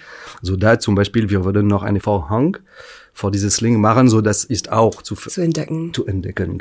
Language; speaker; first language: German; non-native, fluent; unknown